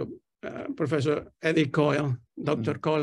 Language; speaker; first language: English; non-native, fluent; Spanish